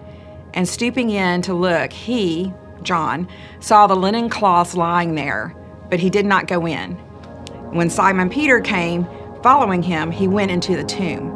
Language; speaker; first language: English; native; English